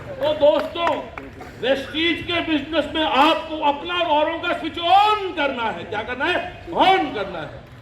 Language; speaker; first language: Hindi; early bilingual, other home language; Japanese